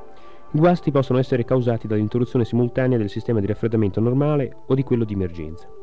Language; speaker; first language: Italian; native; Italian